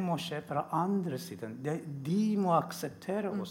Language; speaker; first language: Swedish; non-native, learner; Persian